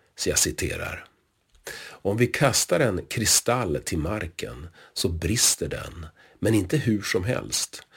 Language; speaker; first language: Swedish; native; Swedish